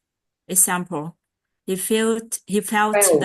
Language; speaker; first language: English; non-native, learner; Vietnamese